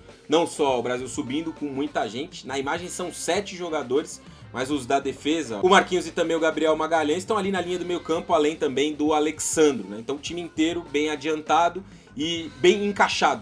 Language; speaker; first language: Portuguese; native; Portuguese